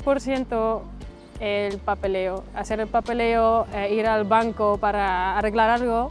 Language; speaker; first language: Spanish; non-native, fluent; Dutch